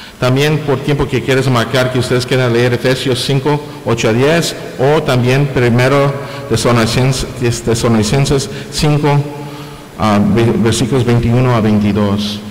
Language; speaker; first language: Spanish; non-native, fluent; English